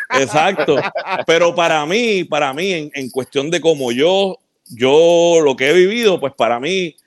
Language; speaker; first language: Spanish; native; Spanish